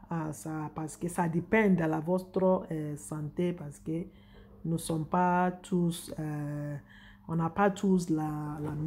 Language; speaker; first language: French; non-native, fluent; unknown